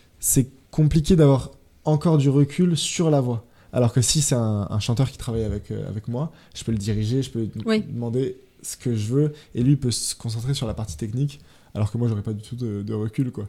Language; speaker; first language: French; native; French